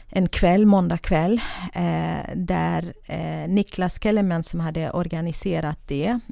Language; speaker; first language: Swedish; non-native, fluent; Kurdish